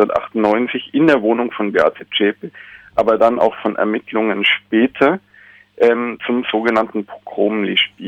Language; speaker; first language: German; native; German